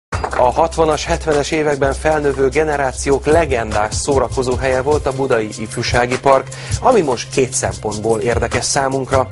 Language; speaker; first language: Hungarian; native; Hungarian